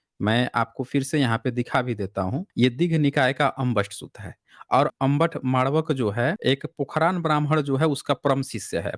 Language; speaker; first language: Hindi; native; Hindi